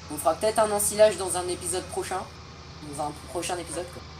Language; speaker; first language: French; native; French